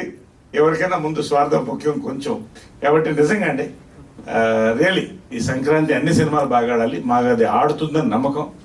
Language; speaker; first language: Telugu; native; Telugu